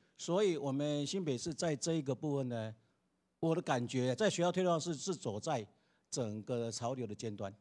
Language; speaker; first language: Chinese; native; Chinese